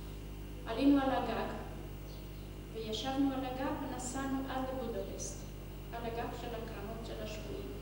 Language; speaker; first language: Hebrew; non-native, fluent; Hungarian